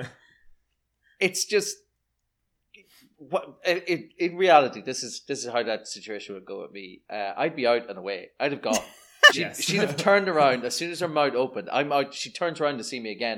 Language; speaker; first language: English; native; English